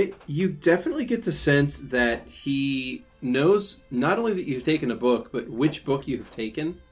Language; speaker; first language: English; native; English